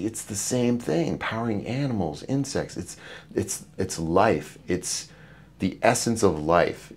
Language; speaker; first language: English; native; English